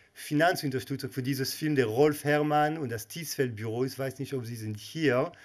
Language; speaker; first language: German; non-native, learner; Hebrew